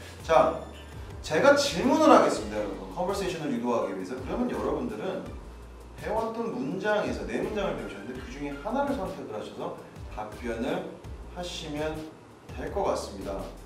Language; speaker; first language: Korean; native; Korean